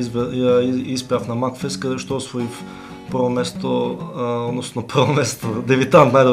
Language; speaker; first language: Macedonian; native; Macedonian